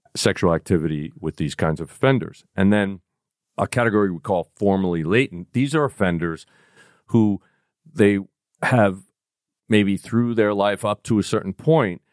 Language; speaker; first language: English; native; English